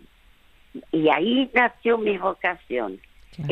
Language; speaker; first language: Spanish; early bilingual, other home language; French